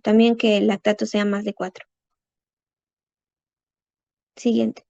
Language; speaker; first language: Spanish; native; Spanish